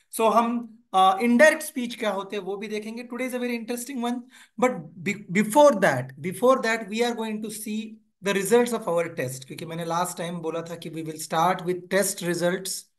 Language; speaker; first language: English; non-native, local second language; Hindi